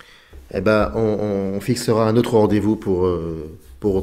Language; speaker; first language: French; native; French